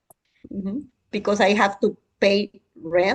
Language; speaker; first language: English; non-native, learner; Spanish